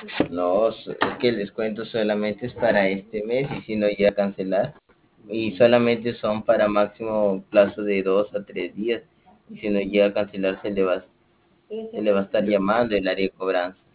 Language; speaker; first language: Spanish; native; Spanish